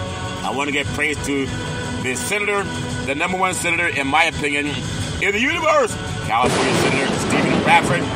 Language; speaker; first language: English; native; English